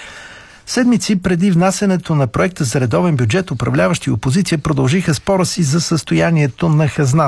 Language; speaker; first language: Bulgarian; native; Bulgarian